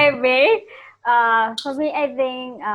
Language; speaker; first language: English; non-native, learner; Thai